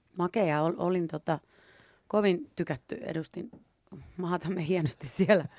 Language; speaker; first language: Finnish; native; Finnish